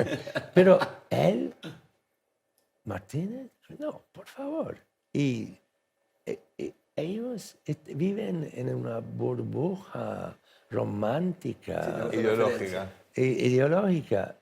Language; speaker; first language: Spanish; non-native, fluent; English